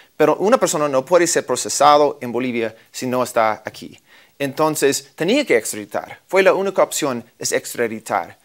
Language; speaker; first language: Spanish; non-native, fluent; English